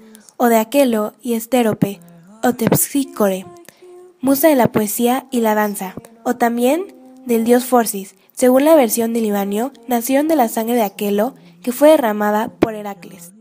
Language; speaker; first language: Spanish; native; Spanish